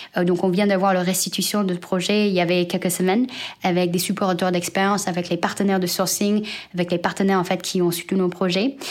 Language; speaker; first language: French; non-native, fluent; Chinese